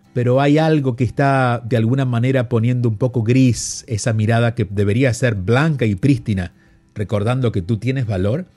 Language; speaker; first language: Spanish; native; Spanish